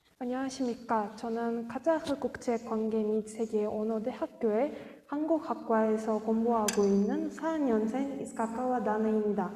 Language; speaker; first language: Korean; non-native, fluent; Kazakh